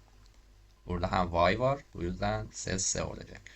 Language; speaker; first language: Turkish; non-native, learner; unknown